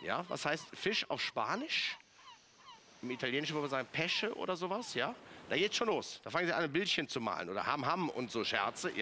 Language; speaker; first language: German; native; German